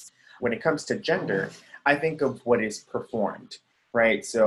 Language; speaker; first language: English; early bilingual, other home language; Spanish